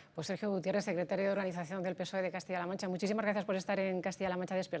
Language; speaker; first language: Spanish; native; Spanish